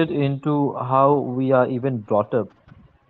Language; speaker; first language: English; non-native, local second language; Malayalam